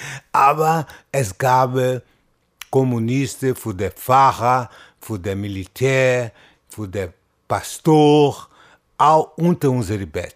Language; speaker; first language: German; non-native, fluent; Portuguese